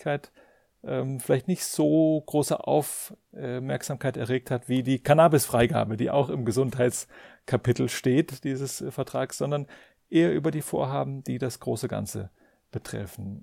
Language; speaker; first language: German; native; German